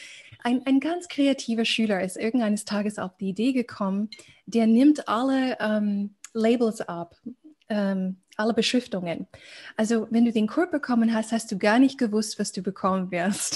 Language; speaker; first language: German; non-native, fluent; English